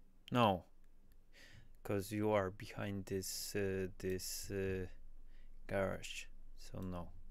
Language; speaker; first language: English; non-native, fluent; Polish